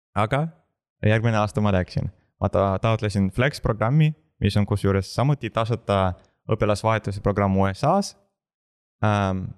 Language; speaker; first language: Estonian; non-native, local second language; Russian